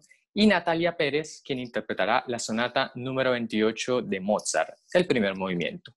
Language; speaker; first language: Spanish; native; Spanish